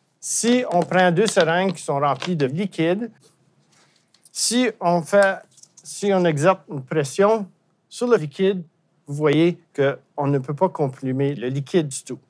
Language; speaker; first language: French; native; French